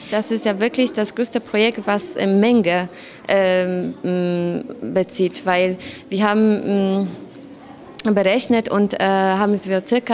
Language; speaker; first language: German; non-native, fluent; Polish